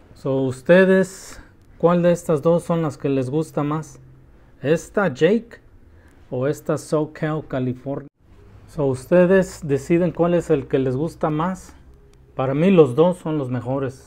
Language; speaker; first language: Spanish; early bilingual, heritage; Spanish